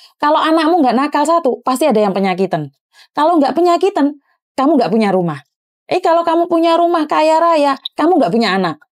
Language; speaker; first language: Indonesian; non-native, local second language; Javanese